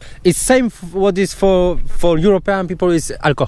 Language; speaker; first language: English; non-native, learner; Polish